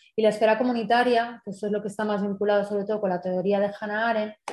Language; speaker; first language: Spanish; native; Spanish